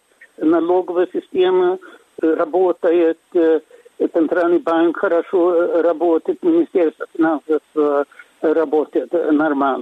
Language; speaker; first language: Russian; non-native, fluent; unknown